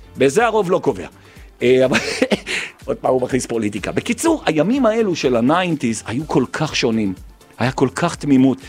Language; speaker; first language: Hebrew; native; Hebrew